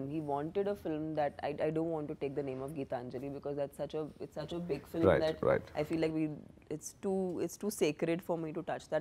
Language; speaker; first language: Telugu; non-native, fluent; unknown